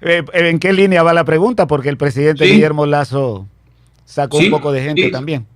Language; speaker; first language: Spanish; native; Spanish